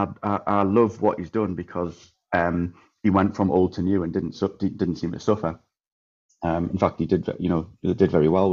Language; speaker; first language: English; native; English